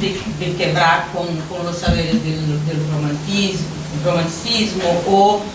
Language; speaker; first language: Spanish; non-native, fluent; Portuguese